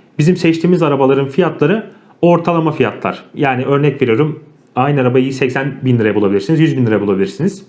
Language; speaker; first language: Turkish; native; Turkish